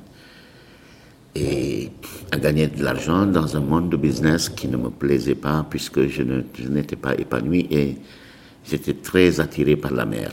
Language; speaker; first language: French; non-native, local second language; Arabic